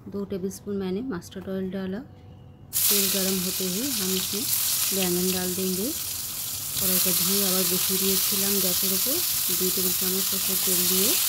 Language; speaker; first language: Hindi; non-native, local second language; Bangla